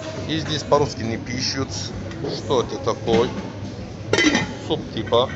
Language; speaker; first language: Russian; non-native, learner; Turkish